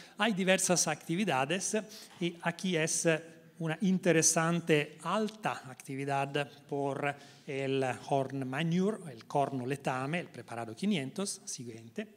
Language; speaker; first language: Spanish; non-native, learner; Italian